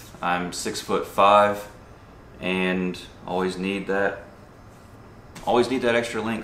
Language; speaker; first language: English; native; English